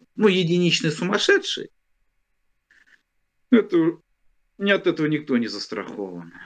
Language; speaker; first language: Russian; native; Russian